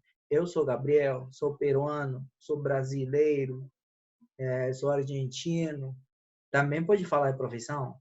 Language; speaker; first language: Portuguese; non-native, fluent; Spanish